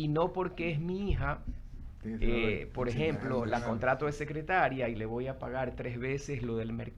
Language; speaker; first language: Spanish; native; Spanish